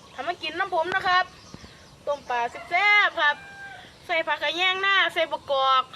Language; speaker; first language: Thai; native; Thai